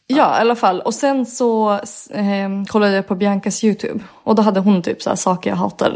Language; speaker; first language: Swedish; native; Swedish